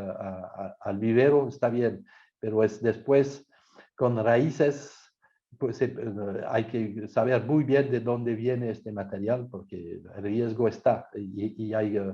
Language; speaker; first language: Spanish; non-native, fluent; French